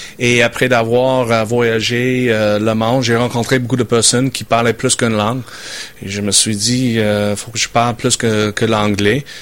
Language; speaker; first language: French; non-native, fluent; English